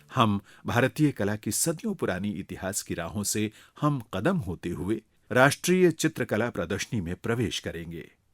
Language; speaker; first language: Hindi; native; Hindi